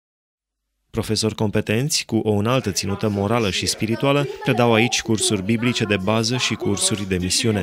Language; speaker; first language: Romanian; native; Romanian